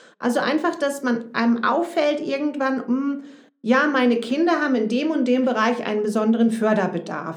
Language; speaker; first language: German; native; German